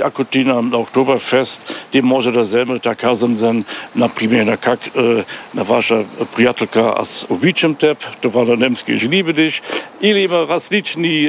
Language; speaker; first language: Bulgarian; non-native, learner; German